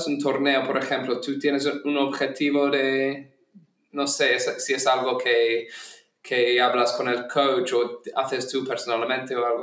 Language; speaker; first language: Spanish; non-native, fluent; English